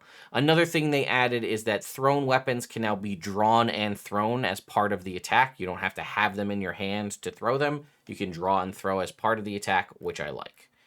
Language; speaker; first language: English; native; English